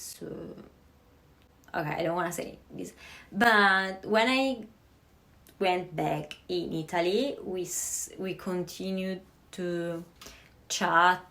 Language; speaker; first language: English; non-native, fluent; Italian